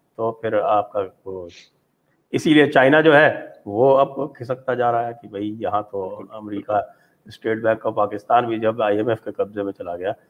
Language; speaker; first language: Hindi; native; Hindi